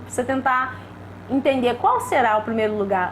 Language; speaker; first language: Portuguese; native; Portuguese